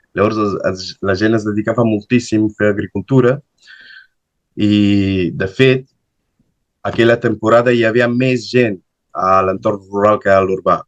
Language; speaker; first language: Catalan; non-native, fluent; Romanian